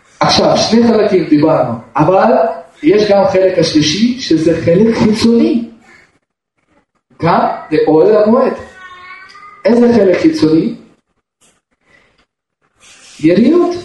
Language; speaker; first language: Hebrew; non-native, fluent; Russian